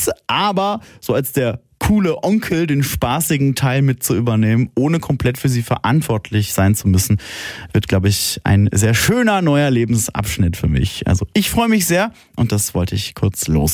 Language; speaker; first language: German; native; German